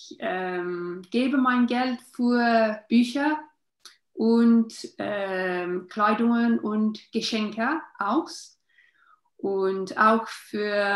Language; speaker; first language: German; non-native, learner; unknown